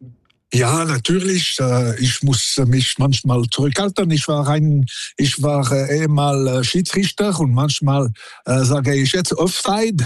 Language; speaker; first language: German; non-native, local second language; French